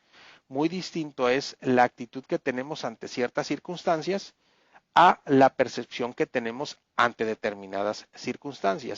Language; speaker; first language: Spanish; native; Spanish